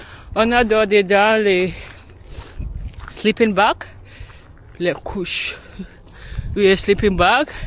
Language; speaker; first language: French; non-native, learner; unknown